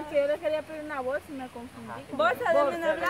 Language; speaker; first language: Spanish; native; Spanish